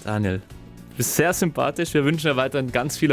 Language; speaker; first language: German; native; German